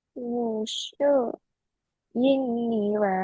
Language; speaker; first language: Chinese; non-native, learner; Indonesian